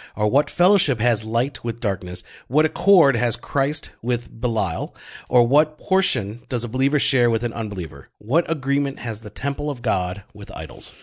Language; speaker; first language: English; native; English